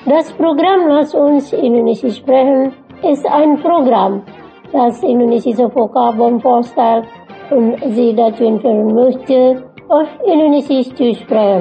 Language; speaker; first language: German; non-native, fluent; Indonesian